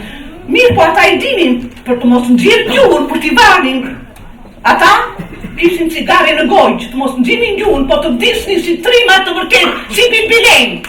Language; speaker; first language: Albanian; native; Albanian